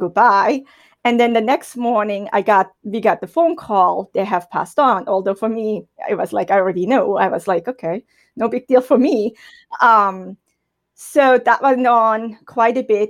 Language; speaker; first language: English; non-native, fluent; German